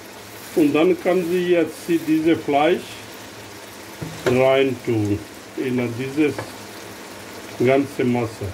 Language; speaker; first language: German; non-native, learner; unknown